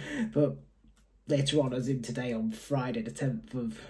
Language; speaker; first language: English; native; English